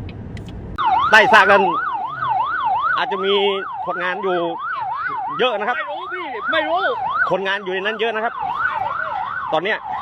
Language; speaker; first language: Thai; native; Thai